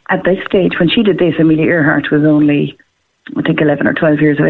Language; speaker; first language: English; native; English